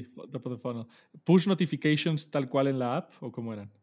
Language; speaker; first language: Spanish; native; Spanish